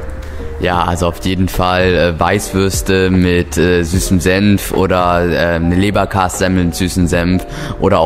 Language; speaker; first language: German; native; German